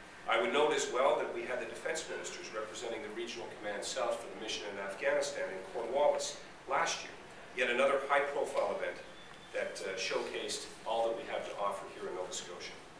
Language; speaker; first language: English; native; English